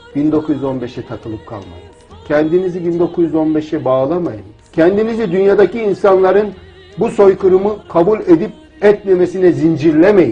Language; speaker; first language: Turkish; native; Turkish